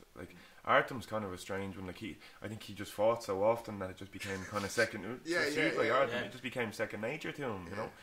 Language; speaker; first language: English; native; English